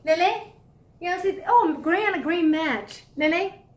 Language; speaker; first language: English; early bilingual, other home language; Chinese